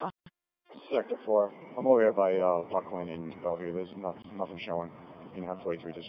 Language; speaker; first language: English; native; English